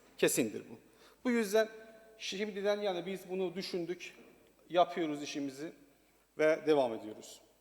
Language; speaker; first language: Turkish; non-native, learner; Persian